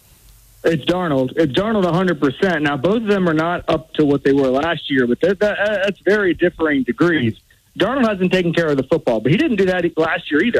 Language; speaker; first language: English; native; English